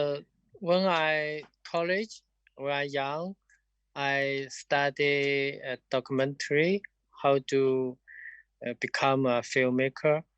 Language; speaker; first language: English; non-native, learner; Chinese